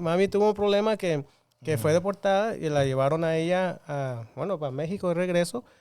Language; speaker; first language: Spanish; early bilingual, other home language; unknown